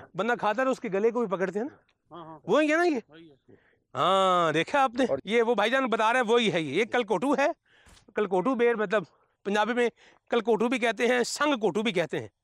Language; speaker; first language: Urdu; native; Urdu